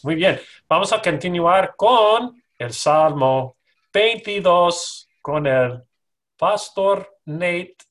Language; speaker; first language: Spanish; non-native, learner; English